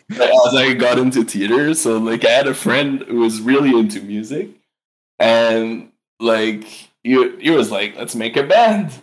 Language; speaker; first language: English; native; English